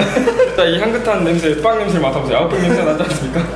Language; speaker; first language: Korean; native; Korean